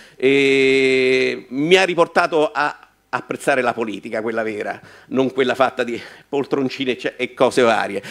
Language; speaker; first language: Italian; native; Italian